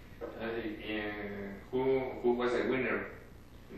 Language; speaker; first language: English; non-native, learner; Spanish